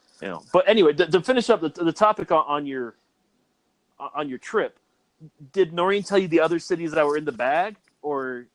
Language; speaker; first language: English; native; English